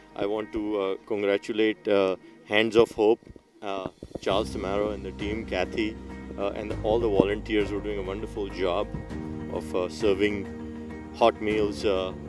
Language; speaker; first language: English; native; English